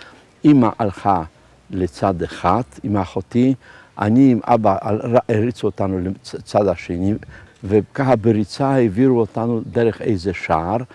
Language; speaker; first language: Hebrew; non-native, fluent; Polish